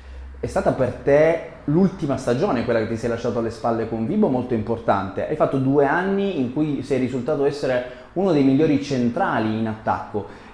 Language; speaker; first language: Italian; native; Italian